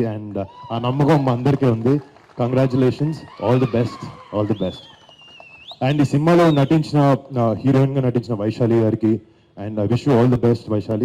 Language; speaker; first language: Telugu; native; Telugu